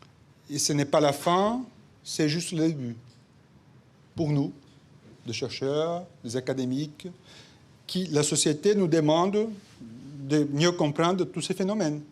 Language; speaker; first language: French; non-native, fluent; Portuguese